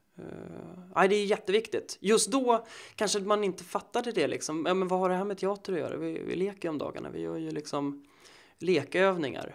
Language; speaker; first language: Swedish; native; Swedish